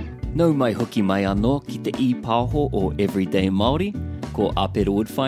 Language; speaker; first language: Māori; non-native, learner; English